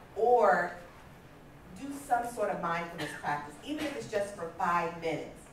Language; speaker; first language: English; native; English